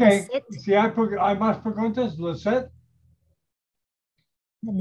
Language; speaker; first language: Spanish; non-native, learner; English